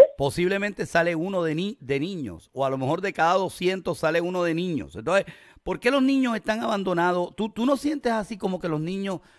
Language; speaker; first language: Spanish; native; Spanish